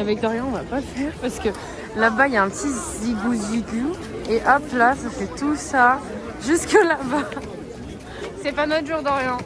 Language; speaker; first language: French; native; French